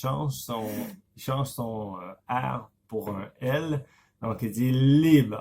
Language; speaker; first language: French; native; French